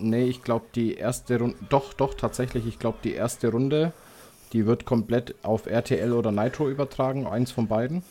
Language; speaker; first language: German; native; German